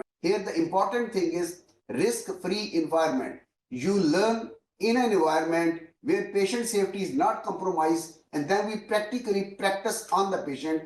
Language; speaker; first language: English; non-native, local second language; Urdu